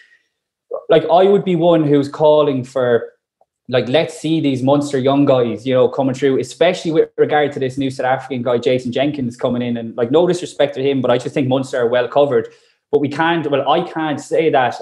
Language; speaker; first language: English; native; English